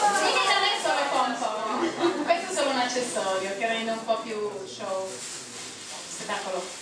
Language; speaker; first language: Italian; non-native, fluent; English